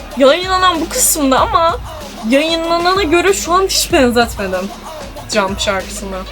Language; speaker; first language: Turkish; native; Turkish